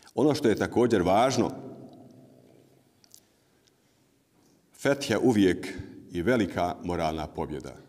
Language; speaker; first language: Bosnian; native; Bosnian